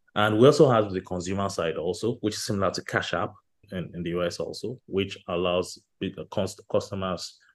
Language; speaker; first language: English; non-native, local second language; Yoruba